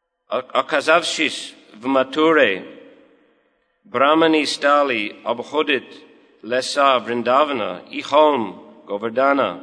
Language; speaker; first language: Russian; non-native, fluent; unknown